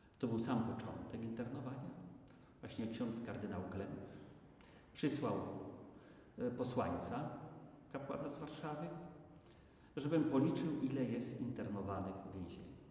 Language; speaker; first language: Polish; native; Polish